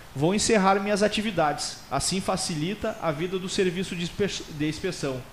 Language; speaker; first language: Portuguese; native; Portuguese